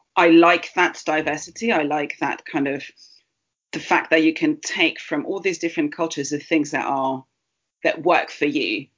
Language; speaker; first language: English; early bilingual, heritage; Spanish